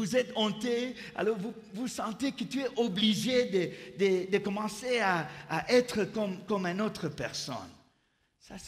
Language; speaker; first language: French; non-native, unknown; English